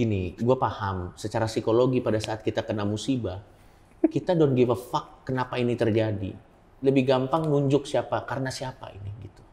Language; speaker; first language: Indonesian; native; Indonesian